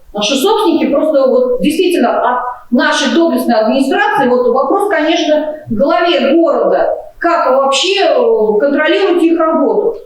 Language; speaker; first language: Russian; native; Russian